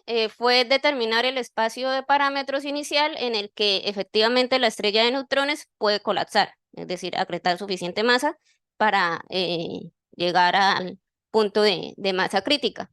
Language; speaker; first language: Spanish; native; Spanish